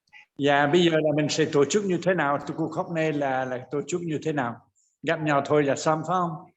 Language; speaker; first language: Vietnamese; non-native, fluent; French